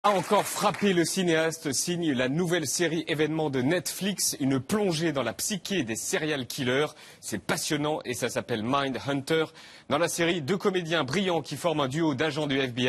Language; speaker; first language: French; native; French